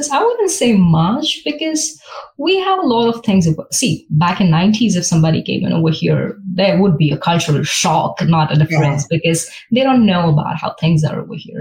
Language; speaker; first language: English; non-native, local second language; Malayalam